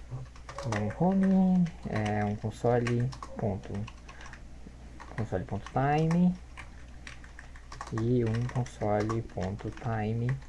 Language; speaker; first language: Portuguese; native; Portuguese